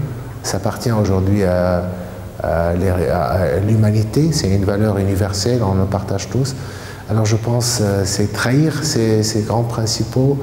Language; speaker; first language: French; non-native, fluent; Arabic